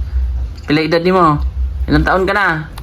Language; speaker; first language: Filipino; native; Filipino